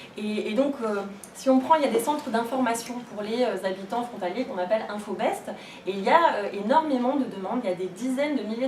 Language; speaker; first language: French; native; French